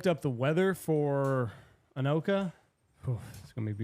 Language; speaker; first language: English; native; English